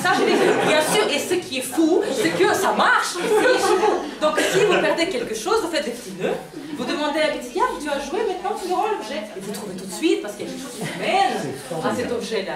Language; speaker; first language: French; non-native, fluent; Russian